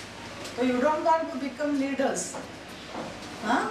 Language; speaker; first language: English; non-native, local second language; Hindi